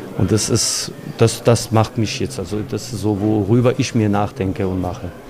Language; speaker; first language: German; non-native, fluent; Bosnian